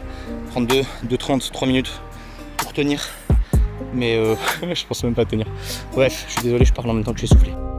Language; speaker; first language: French; native; French